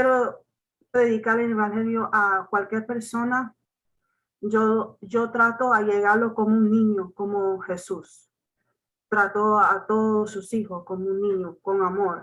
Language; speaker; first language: Spanish; non-native, learner; English